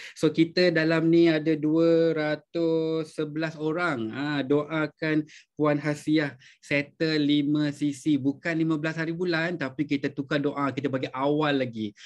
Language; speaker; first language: Malay; native; Malay